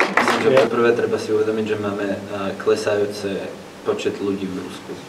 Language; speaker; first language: Slovak; non-native, fluent; Russian